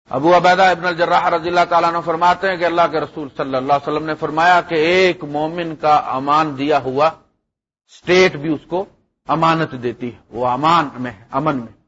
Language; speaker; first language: Urdu; non-native, local second language; Punjabi